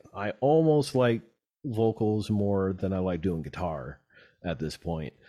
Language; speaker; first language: English; native; English